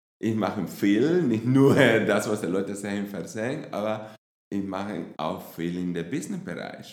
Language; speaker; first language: German; non-native, fluent; Spanish